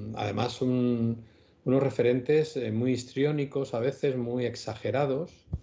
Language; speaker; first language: Spanish; native; Spanish